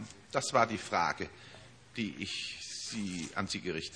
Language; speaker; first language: German; native; German